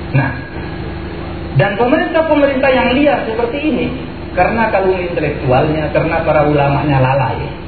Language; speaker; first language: Indonesian; non-native, local second language; Madurese